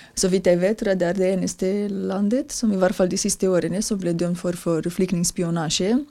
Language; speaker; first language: Norwegian; non-native, fluent; Romanian